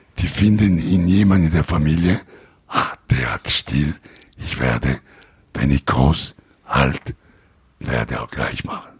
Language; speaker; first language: German; non-native, learner; Italian